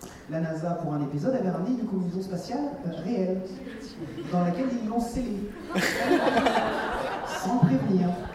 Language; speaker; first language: French; native; French